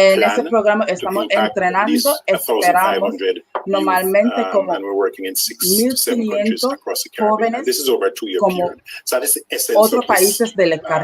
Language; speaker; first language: Spanish; non-native, learner; English